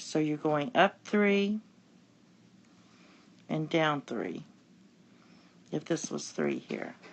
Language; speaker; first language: English; native; English